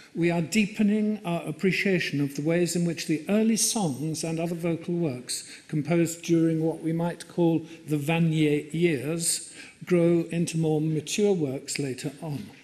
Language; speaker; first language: English; native; English